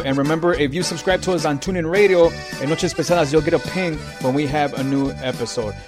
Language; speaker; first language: English; early bilingual, other home language; Spanish